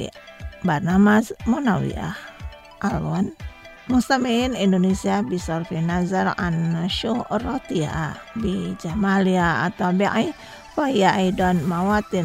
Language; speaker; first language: Arabic; non-native, fluent; Indonesian